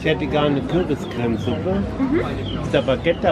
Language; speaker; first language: German; native; German